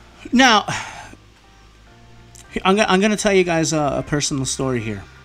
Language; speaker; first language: English; early bilingual, other home language; Spanish